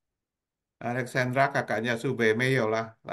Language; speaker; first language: Indonesian; native; Indonesian